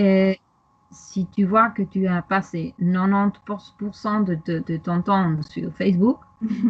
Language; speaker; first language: French; non-native, fluent; German